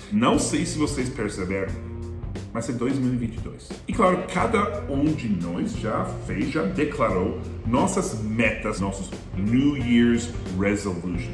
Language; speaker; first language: Portuguese; non-native, fluent; English